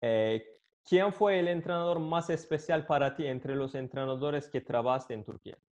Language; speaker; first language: Spanish; non-native, fluent; Turkish